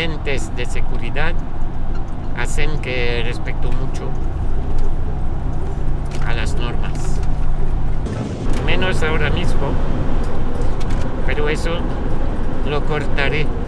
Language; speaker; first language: Spanish; non-native, fluent; French